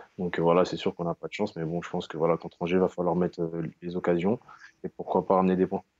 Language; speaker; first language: French; native; French